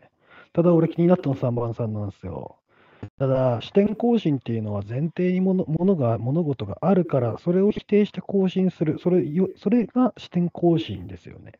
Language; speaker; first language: Japanese; native; Japanese